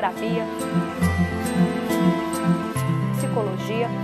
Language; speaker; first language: Portuguese; native; Portuguese